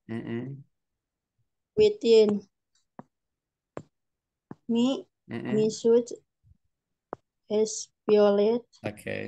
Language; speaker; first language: English; non-native, learner; Indonesian